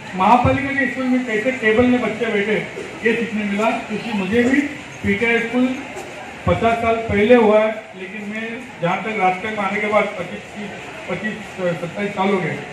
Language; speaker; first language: Hindi; non-native, local second language; Telugu